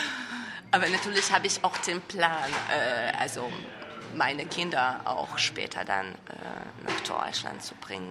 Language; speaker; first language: German; non-native, fluent; Hungarian